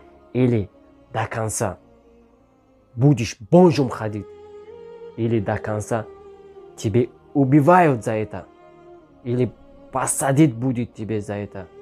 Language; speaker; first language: Russian; non-native, learner; Tajik